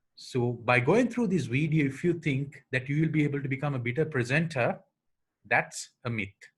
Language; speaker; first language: English; non-native, local second language; Sinhala